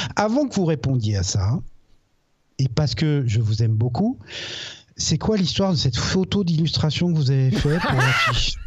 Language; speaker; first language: French; native; French